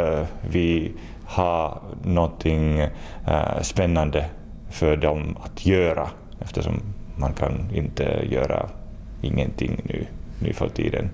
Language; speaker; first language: Swedish; non-native, local second language; Finnish